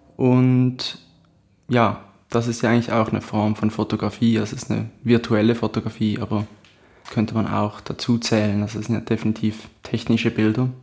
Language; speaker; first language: German; native; German